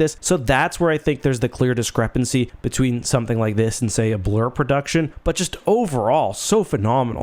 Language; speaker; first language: English; native; English